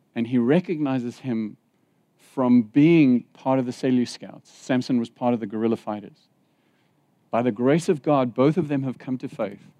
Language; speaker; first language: English; native; English